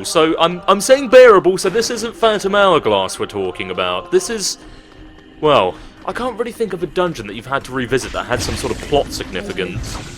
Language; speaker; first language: English; native; English